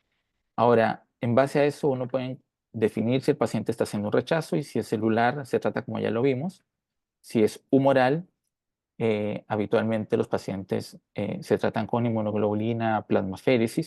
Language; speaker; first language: Spanish; native; Spanish